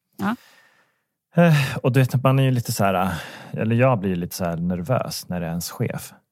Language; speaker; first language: Swedish; native; Swedish